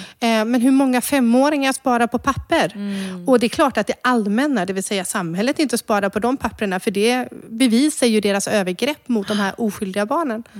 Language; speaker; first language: Swedish; native; Swedish